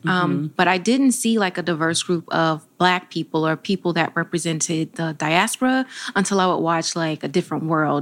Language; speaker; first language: English; native; English